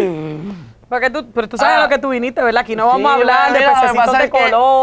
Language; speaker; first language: Spanish; native; Spanish